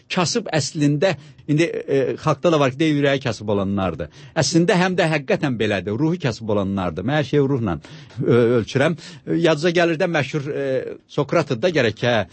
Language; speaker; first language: Azerbaijani; native; Azerbaijani